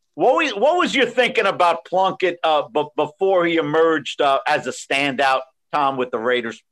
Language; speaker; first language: English; native; English